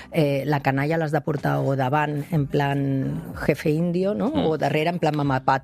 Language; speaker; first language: Catalan; native; Catalan